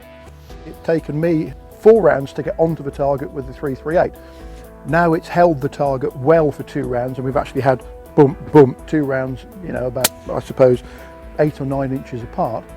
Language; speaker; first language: English; native; English